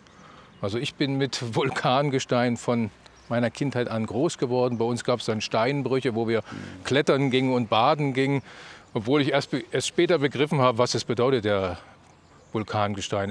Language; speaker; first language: German; native; German